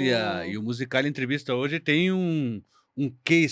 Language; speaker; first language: Portuguese; native; Portuguese